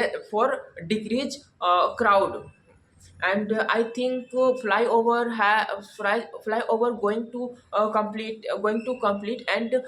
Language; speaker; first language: English; non-native, learner; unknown